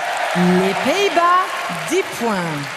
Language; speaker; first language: French; non-native, fluent; Swedish